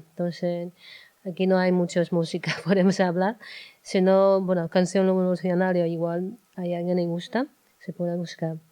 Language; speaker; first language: Spanish; non-native, learner; Chinese